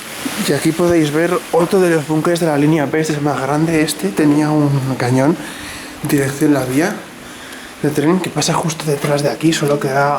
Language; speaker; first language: Spanish; native; Spanish